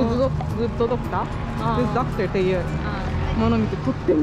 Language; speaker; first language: Japanese; non-native, fluent; Portuguese